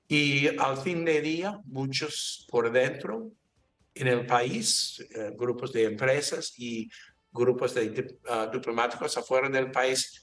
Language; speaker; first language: Spanish; non-native, learner; English